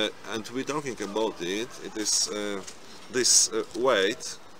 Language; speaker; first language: English; non-native, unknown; Polish